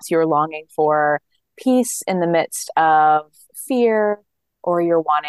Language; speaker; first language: English; native; English